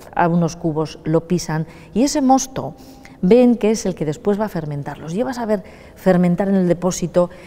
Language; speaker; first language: Spanish; native; Spanish